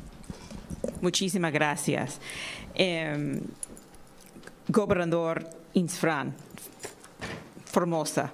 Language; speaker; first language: Spanish; non-native, fluent; English